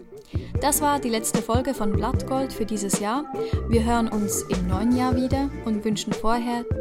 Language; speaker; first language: German; native; German